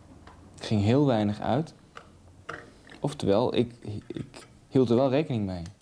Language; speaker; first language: Dutch; native; Dutch